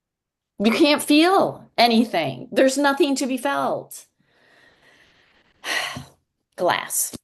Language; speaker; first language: English; native; English